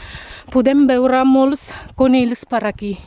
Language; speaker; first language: Catalan; non-native, learner; Filipino